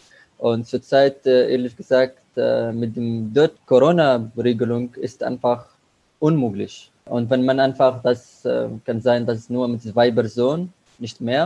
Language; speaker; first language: German; non-native, learner; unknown